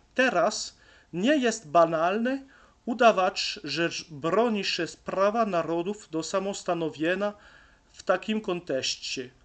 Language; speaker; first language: Polish; non-native, learner; French